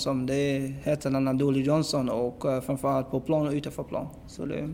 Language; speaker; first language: Swedish; non-native, fluent; English